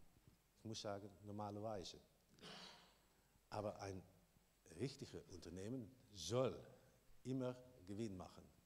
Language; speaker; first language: German; non-native, learner; Dutch